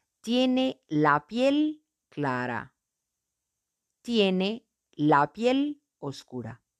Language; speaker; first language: Spanish; non-native, fluent; Portuguese